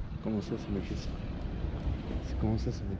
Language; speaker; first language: French; native; French